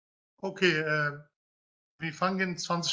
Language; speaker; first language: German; non-native, fluent; Arabic